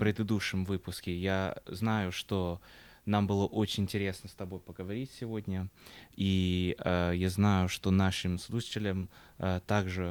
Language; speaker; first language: Russian; non-native, fluent; English